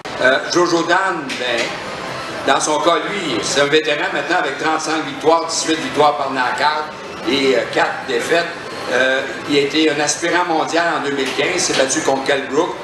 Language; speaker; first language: French; native; French